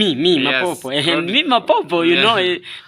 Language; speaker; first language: English; non-native, learner; Swahili